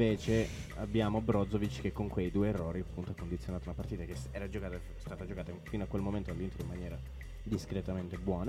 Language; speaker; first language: Italian; native; Italian